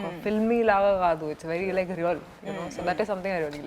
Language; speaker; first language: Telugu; non-native, fluent; Hindi